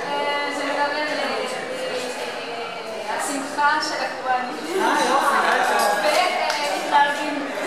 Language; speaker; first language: Hebrew; non-native, learner; French